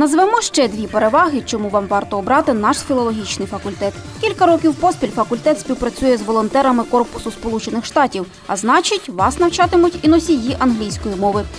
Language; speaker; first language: Ukrainian; native; Ukrainian